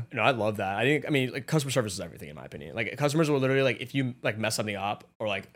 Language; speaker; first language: English; native; English